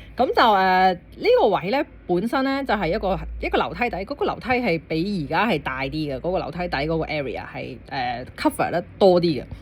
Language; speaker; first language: Cantonese; native; Cantonese